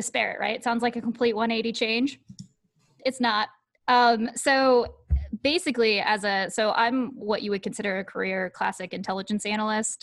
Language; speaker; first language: English; native; English